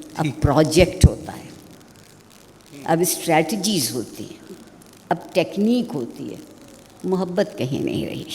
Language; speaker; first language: Urdu; native; Urdu